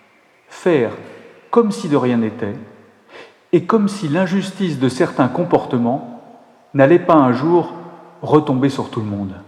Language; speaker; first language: French; native; French